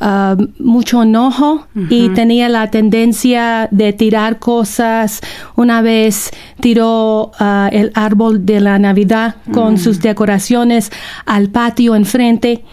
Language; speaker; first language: Spanish; non-native, fluent; English